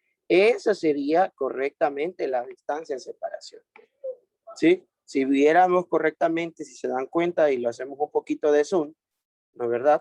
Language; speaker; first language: Spanish; native; Spanish